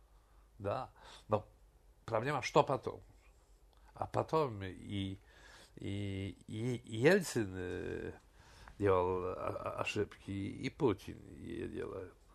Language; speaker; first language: Russian; non-native, fluent; Polish